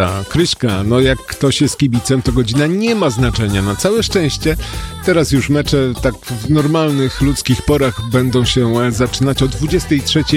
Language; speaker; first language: Polish; native; Polish